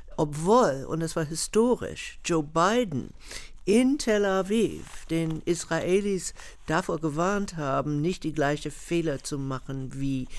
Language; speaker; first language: German; non-native, fluent; English